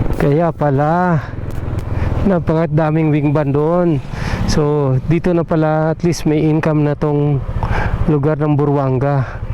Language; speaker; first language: Filipino; non-native, local second language; Aklanon